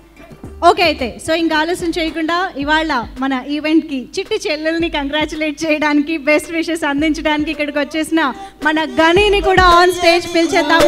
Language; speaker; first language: Telugu; native; Telugu